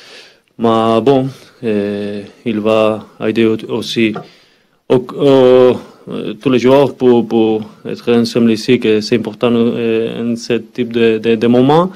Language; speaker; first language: French; non-native, learner; Spanish